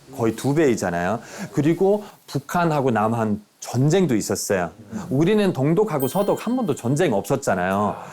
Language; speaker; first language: Korean; non-native, fluent; German